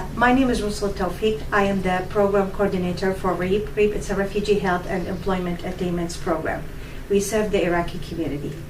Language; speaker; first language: English; non-native, fluent; Arabic